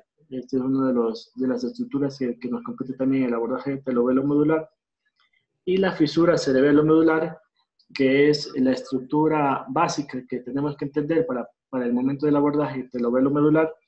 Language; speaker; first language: Spanish; native; Spanish